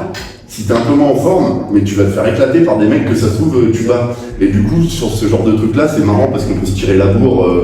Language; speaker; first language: French; native; French